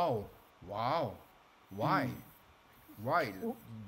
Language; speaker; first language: English; non-native, learner; Japanese